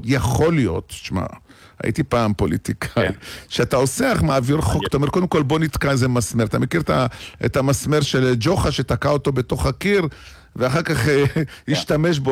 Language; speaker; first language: Hebrew; native; Hebrew